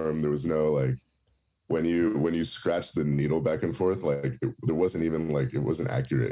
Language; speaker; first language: English; native; English